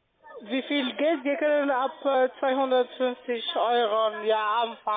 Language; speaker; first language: German; non-native, fluent; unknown